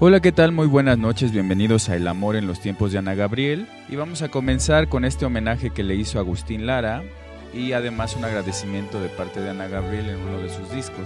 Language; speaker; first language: Spanish; native; Spanish